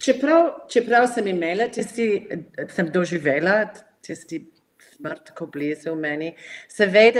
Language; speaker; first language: Slovenian; non-native, fluent; English